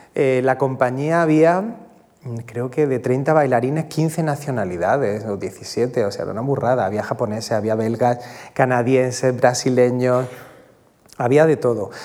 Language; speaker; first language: Spanish; native; Spanish